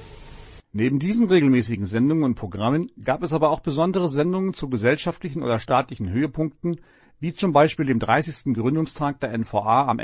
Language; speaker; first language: German; native; German